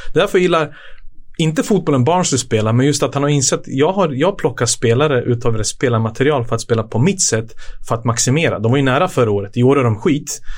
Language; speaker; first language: Swedish; early bilingual, other home language; Serbian